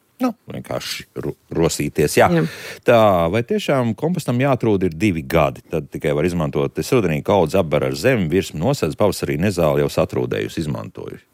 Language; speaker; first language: Latvian; native; Latvian